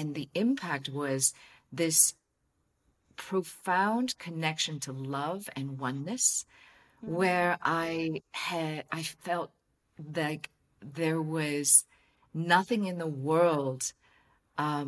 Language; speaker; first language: English; non-native, local second language; Cantonese